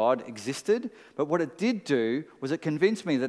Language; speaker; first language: English; native; English